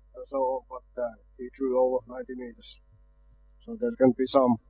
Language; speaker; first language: English; non-native, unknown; Finnish